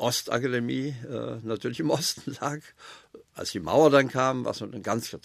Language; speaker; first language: German; native; German